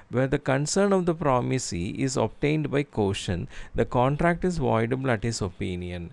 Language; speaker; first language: English; non-native, local second language; Malayalam